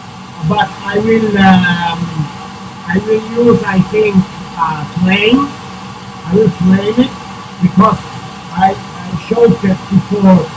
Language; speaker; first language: English; non-native, fluent; Italian